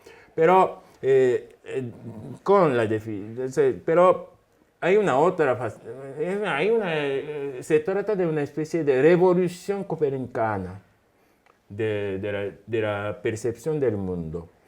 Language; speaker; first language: Spanish; non-native, fluent; Japanese